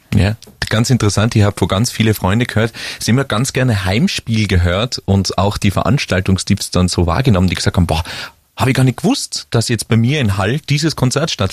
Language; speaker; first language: German; native; German